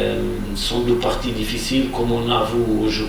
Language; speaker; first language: French; non-native, fluent; Portuguese